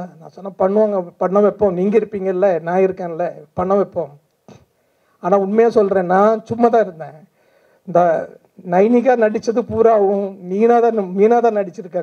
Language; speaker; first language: Tamil; non-native, fluent; Malayalam